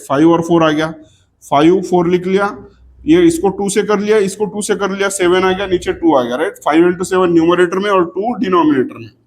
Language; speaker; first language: Hindi; non-native, local second language; Marathi